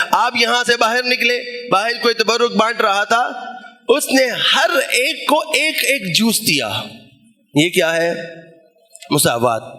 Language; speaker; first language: Urdu; non-native, local second language; Punjabi